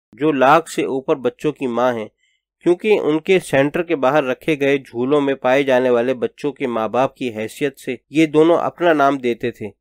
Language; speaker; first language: Urdu; native; Urdu